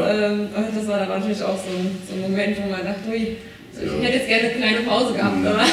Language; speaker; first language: German; native; German